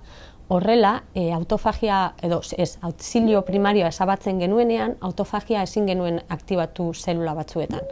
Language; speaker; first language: Basque; non-native, local second language; Spanish